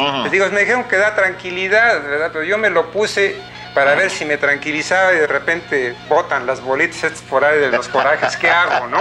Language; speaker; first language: Spanish; native; Spanish